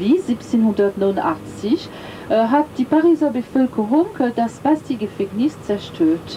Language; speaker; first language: German; non-native, fluent; French